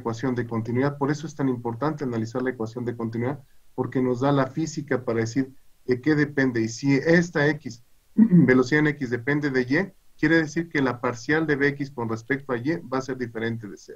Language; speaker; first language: Spanish; native; Spanish